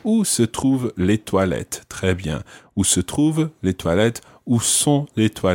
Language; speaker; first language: French; non-native, fluent; English